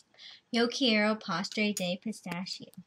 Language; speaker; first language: Spanish; non-native, learner; English